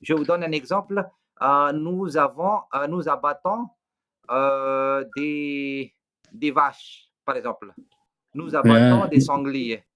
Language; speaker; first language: French; non-native, fluent; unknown